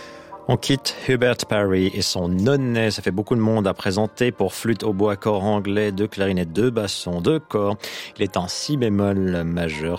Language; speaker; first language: French; native; French